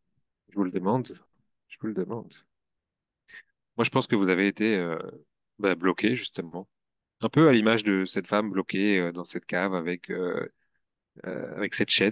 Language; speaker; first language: French; native; French